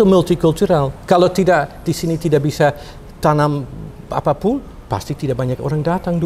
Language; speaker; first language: Indonesian; non-native, fluent; Dutch